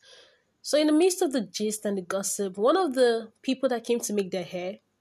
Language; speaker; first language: English; non-native, local second language; Igbo